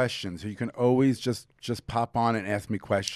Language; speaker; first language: English; native; English